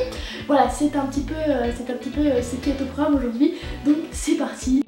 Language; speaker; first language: French; native; French